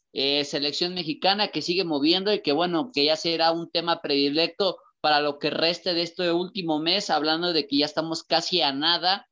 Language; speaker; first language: Spanish; native; Spanish